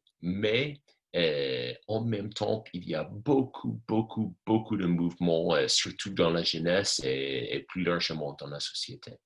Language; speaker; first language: French; non-native, fluent; English